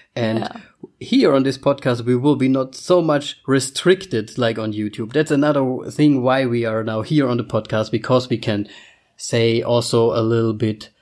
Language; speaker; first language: English; non-native, fluent; German